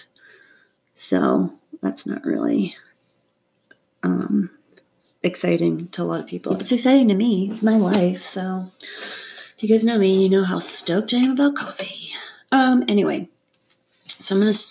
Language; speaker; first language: English; native; English